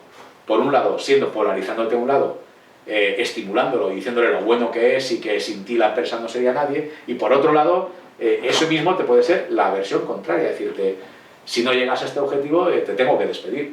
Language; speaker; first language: Spanish; native; Spanish